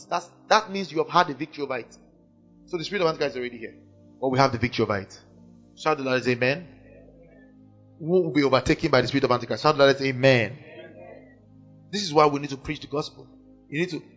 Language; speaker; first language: English; non-native, local second language; Igbo